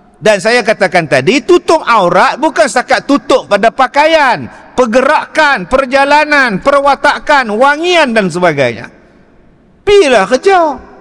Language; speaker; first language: Malay; native; Malay